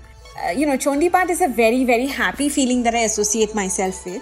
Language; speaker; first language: English; non-native, local second language; Bangla